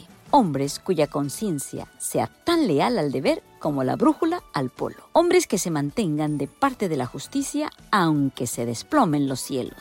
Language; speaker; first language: Spanish; native; Spanish